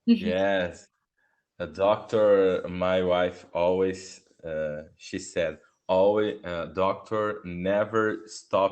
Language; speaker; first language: English; non-native, learner; Portuguese